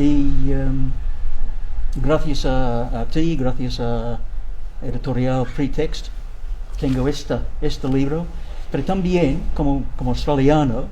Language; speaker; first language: Spanish; non-native, learner; English